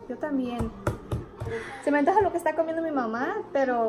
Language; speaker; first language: Spanish; early bilingual, heritage; Spanish